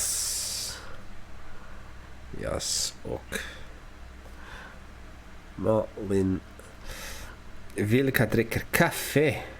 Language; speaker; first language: Swedish; non-native, learner; English